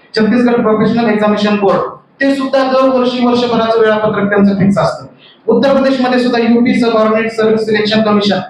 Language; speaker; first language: Marathi; native; Marathi